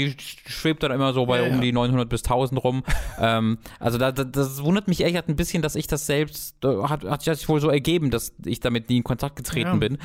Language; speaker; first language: German; native; German